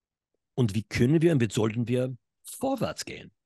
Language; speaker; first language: German; non-native, fluent; English